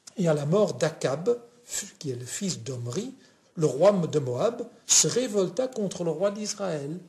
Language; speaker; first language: French; non-native, local second language; Dutch